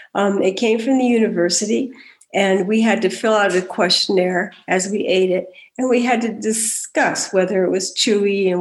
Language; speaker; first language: English; native; English